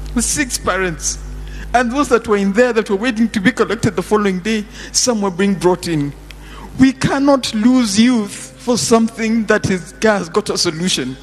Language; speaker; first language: English; non-native, local second language; Swahili